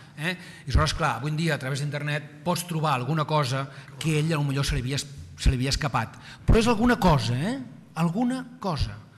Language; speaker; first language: Catalan; native; Catalan